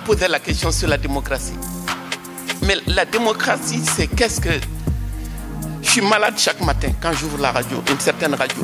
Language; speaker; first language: French; non-native, local second language; Bambara